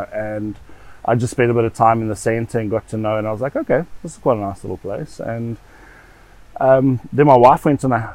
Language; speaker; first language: English; native; English